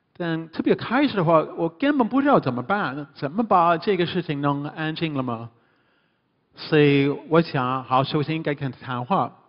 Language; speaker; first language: Chinese; non-native, fluent; English